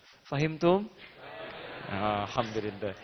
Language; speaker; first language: Arabic; non-native, fluent; Indonesian